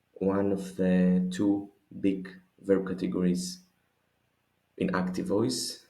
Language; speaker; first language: English; non-native, fluent; Greek